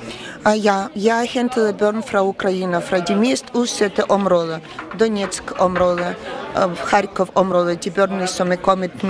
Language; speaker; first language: Danish; non-native, fluent; Ukrainian